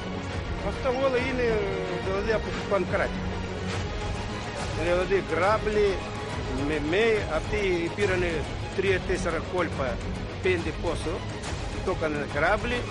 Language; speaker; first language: Greek; non-native, learner; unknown